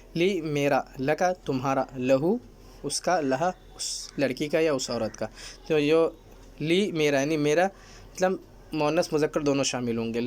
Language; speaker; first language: Urdu; native; Urdu